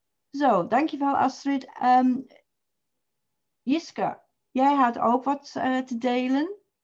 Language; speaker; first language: Dutch; non-native, fluent; English